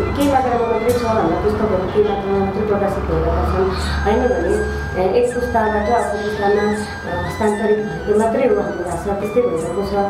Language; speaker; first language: Nepali; non-native, local second language; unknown